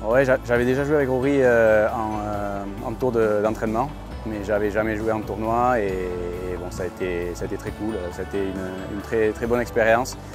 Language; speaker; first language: French; non-native, fluent; Spanish